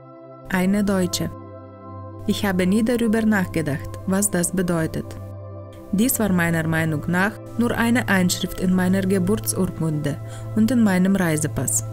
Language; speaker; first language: German; non-native, fluent; Lithuanian